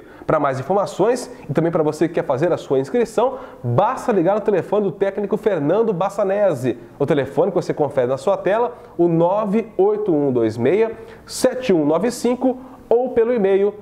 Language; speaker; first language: Portuguese; native; Portuguese